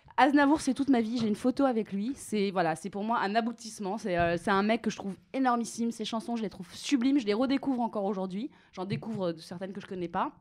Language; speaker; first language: French; native; French